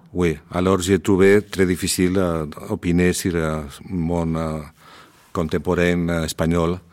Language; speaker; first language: French; non-native, learner; Spanish